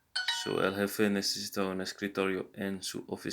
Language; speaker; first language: Spanish; non-native, learner; English